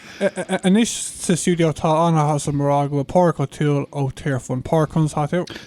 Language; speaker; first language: Irish; non-native, local second language; English